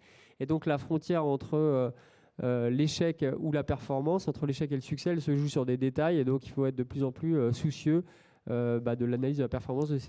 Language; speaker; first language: French; native; French